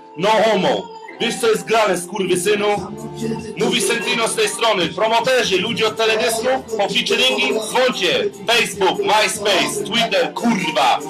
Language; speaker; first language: Polish; early bilingual, heritage; Polish